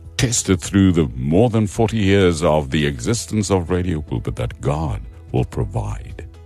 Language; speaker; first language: English; non-native, local second language; Afrikaans